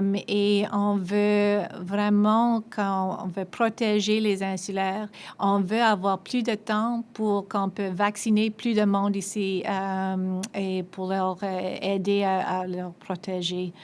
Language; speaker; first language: French; non-native, local second language; English